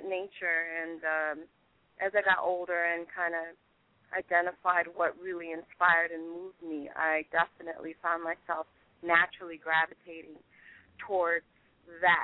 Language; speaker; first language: English; early bilingual, other home language; French